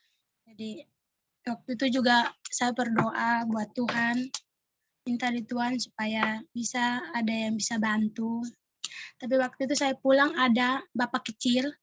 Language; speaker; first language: Indonesian; non-native, local second language; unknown